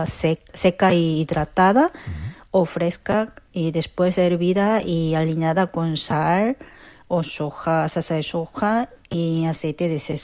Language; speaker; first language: Spanish; non-native, fluent; Korean